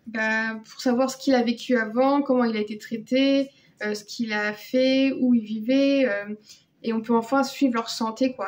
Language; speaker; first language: French; native; French